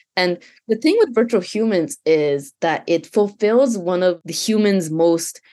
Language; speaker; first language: English; non-native, fluent; Japanese